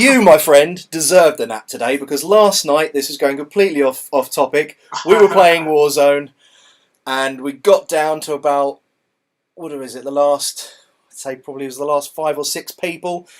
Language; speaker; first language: English; native; English